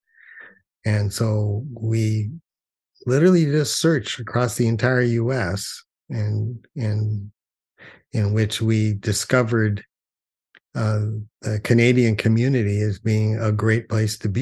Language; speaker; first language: English; native; English